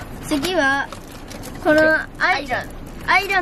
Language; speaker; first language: Japanese; early bilingual, other home language; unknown